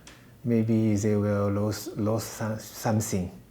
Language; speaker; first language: English; non-native, learner; Chinese